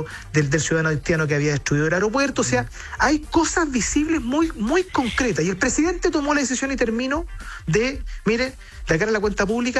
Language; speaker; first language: Spanish; native; Spanish